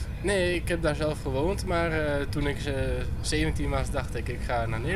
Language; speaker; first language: Dutch; early bilingual, heritage; Dutch